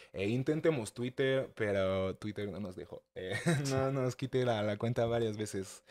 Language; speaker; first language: Spanish; non-native, fluent; French